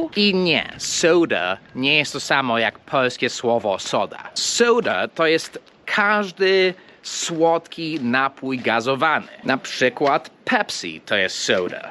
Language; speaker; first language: Polish; non-native, fluent; English